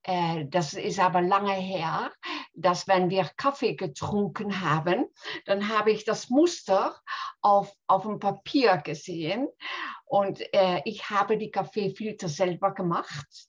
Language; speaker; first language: German; non-native, fluent; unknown